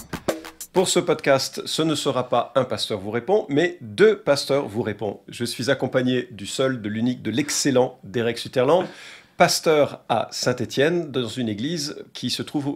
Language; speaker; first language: French; native; French